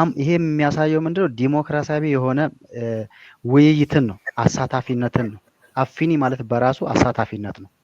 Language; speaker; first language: Amharic; non-native, local second language; Sidamo